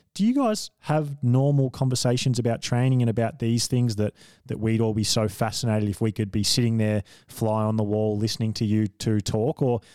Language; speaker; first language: English; native; English